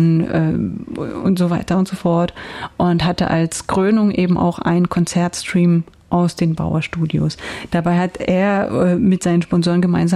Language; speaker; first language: German; native; German